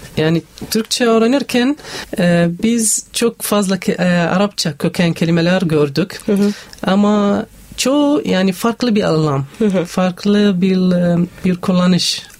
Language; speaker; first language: Turkish; non-native, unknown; Arabic